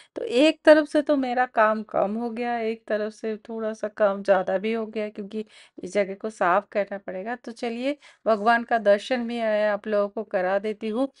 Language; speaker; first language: Hindi; non-native, local second language; Bangla